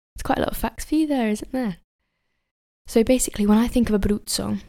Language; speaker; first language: English; native; English